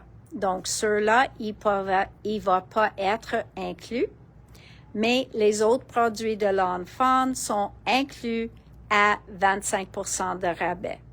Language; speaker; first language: French; non-native, local second language; English